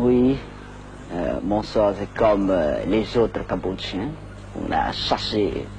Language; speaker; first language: French; non-native, local second language; Khmer